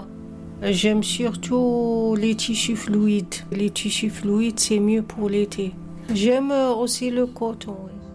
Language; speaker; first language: French; non-native, learner; Arabic